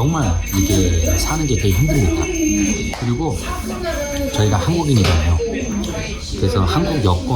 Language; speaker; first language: Korean; native; Korean